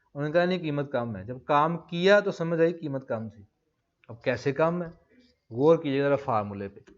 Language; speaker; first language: Urdu; non-native, local second language; Punjabi